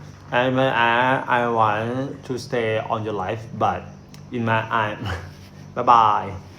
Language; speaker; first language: English; non-native, learner; Thai